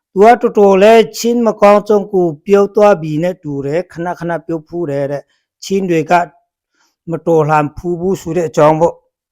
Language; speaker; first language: Burmese; non-native, local second language; Hakha Chin